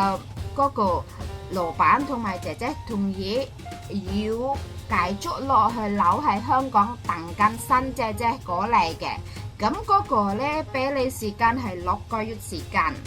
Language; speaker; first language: Cantonese; non-native, fluent; Indonesian